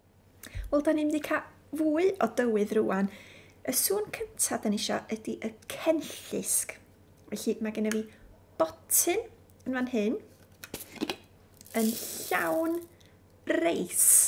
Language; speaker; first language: Welsh; native; Welsh